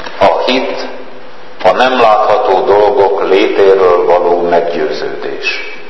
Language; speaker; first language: Hungarian; native; Hungarian